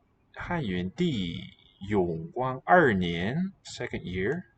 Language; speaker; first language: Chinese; non-native, learner; English